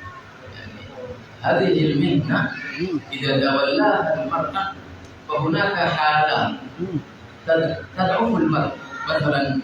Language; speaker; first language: Arabic; non-native, fluent; Indonesian